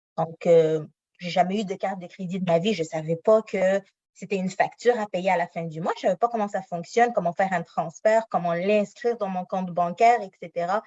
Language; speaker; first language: French; non-native, local second language; Arabic